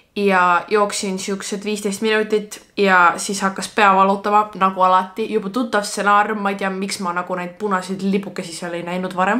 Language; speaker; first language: Estonian; native; Estonian